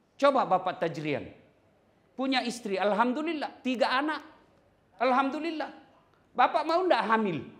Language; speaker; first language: Indonesian; non-native, local second language; Buginese